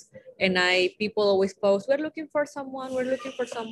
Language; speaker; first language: English; non-native, fluent; Spanish